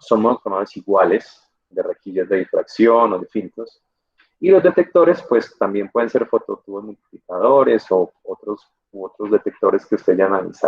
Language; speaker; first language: Spanish; native; Spanish